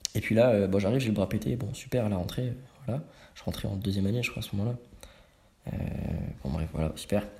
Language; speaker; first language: French; native; French